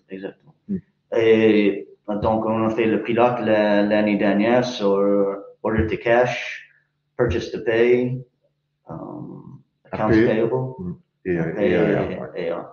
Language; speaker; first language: French; non-native, fluent; English